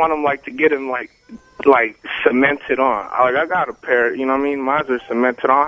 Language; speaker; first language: English; native; English